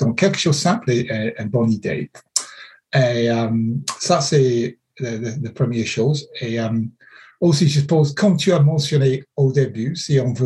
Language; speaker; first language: French; non-native, fluent; English